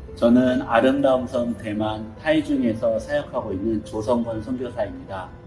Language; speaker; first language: Korean; native; Korean